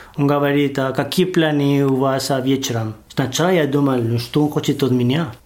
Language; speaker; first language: Russian; non-native, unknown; Spanish